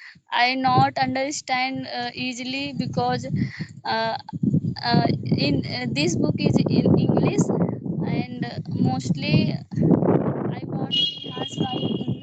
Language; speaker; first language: English; non-native, learner; Hindi